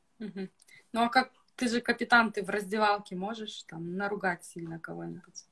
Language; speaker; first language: Russian; native; Russian